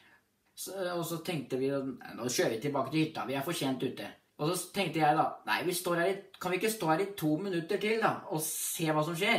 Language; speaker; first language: Norwegian; native; Norwegian